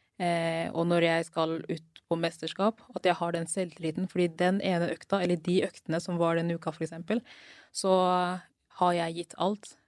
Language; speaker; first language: Norwegian; early bilingual, other home language; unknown